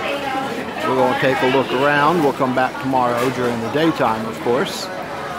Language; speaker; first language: English; native; English